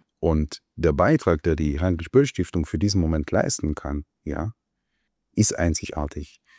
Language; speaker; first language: German; non-native, fluent; Hebrew